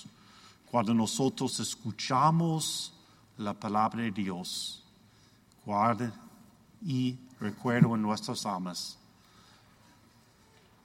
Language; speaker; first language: Spanish; non-native, learner; English